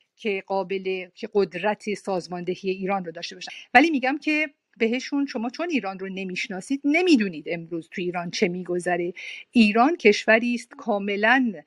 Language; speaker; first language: Persian; native; Persian